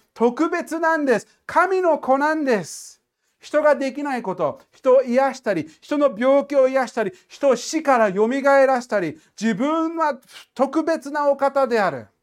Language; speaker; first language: Japanese; non-native, fluent; English